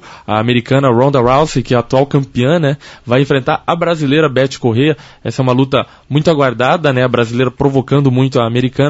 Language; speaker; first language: Portuguese; native; Portuguese